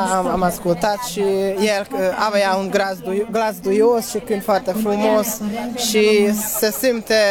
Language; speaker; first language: Romanian; non-native, learner; Hungarian